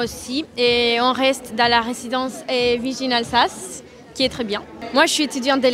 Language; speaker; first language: French; non-native, learner; Spanish